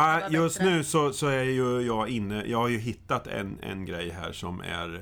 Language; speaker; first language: Swedish; native; Swedish